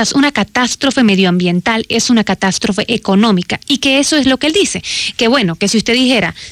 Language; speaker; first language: Spanish; native; Spanish